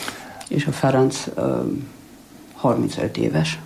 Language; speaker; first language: Hungarian; non-native, fluent; German